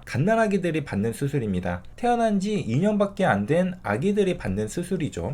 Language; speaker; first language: Korean; native; Korean